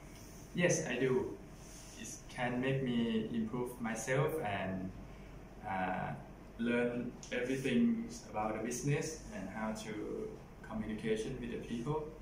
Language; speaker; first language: English; non-native, learner; Thai